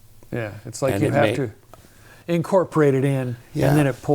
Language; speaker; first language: English; native; English